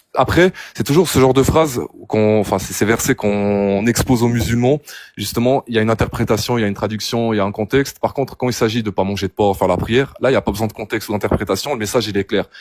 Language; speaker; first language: French; early bilingual, other home language; Arabic